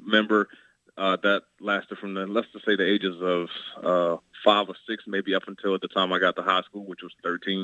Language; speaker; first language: English; native; English